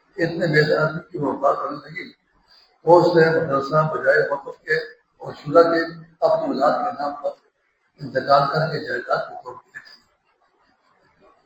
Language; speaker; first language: Urdu; non-native, local second language; Pashto